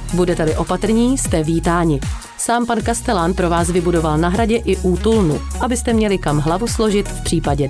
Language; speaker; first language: Czech; native; Czech